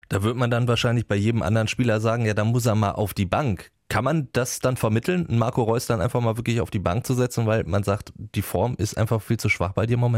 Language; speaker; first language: German; native; German